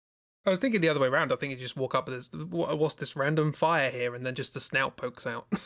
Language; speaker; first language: English; native; English